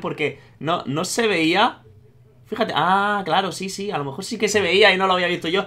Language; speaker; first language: Spanish; native; Spanish